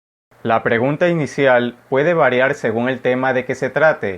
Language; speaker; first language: Spanish; native; Spanish